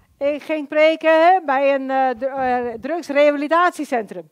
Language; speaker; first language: Dutch; native; Dutch